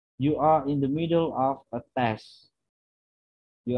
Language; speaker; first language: English; non-native, fluent; Indonesian